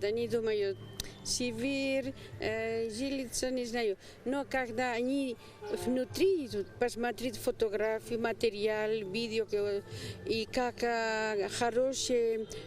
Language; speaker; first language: Russian; non-native, learner; Spanish